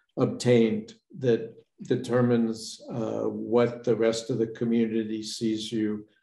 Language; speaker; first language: English; native; English